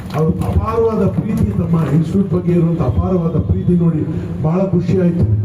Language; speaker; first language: Kannada; native; Kannada